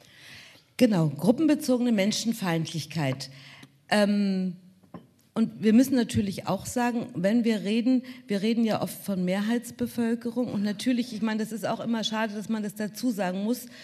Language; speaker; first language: German; native; German